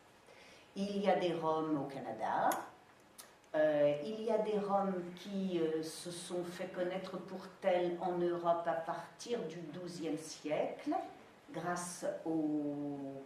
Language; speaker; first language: French; native; French